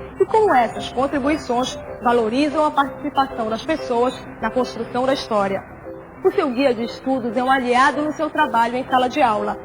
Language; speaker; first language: Portuguese; native; Portuguese